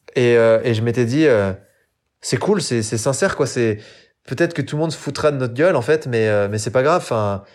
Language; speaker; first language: French; native; French